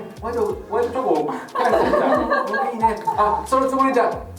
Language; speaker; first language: Japanese; non-native, fluent; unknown